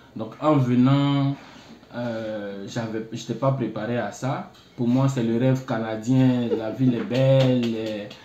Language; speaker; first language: French; non-native, local second language; Baoulé